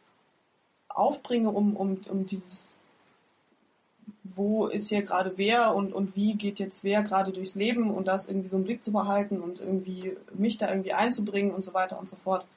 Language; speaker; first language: German; native; German